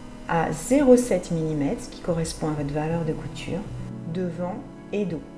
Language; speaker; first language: French; native; French